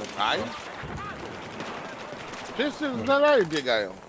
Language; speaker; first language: Polish; native; Polish